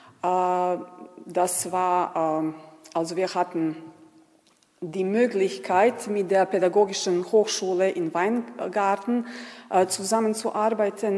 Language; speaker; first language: German; non-native, fluent; Serbian